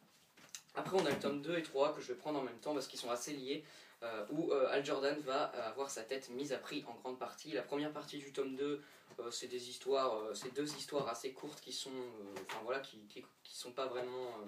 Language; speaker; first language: French; native; French